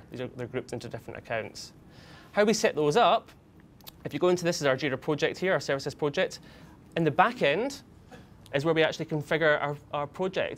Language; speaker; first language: English; native; English